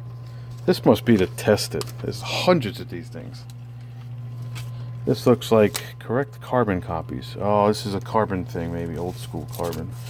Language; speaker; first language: English; native; English